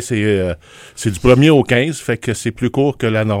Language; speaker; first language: French; native; French